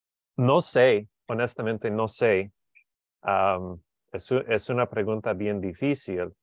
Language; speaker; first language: Spanish; non-native, learner; English